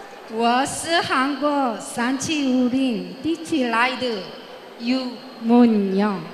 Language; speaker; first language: Chinese; non-native, learner; Korean